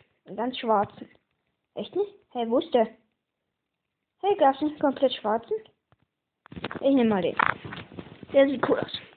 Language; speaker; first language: German; native; German